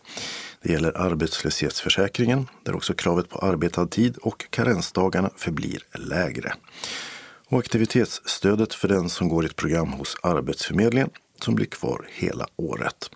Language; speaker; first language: Swedish; native; Swedish